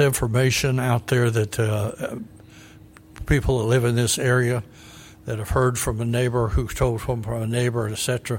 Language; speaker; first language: English; native; English